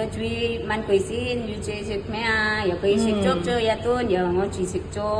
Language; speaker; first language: Cantonese; non-native, learner; Indonesian